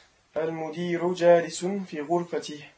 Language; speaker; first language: Arabic; non-native, learner; French